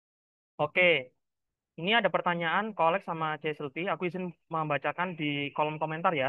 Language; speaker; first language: Indonesian; native; Indonesian